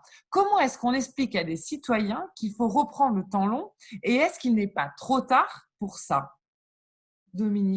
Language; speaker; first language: French; native; French